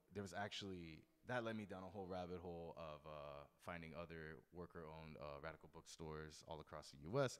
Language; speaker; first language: English; native; English